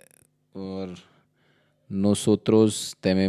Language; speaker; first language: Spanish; non-native, learner; Hindi